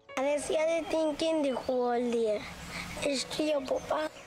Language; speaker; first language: Spanish; non-native, local second language; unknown